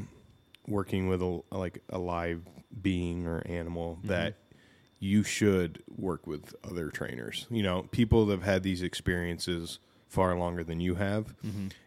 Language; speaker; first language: English; native; English